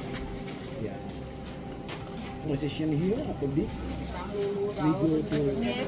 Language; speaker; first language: English; non-native, learner; Balinese